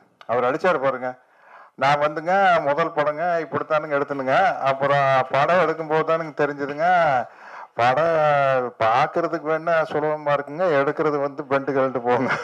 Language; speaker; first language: Tamil; native; Tamil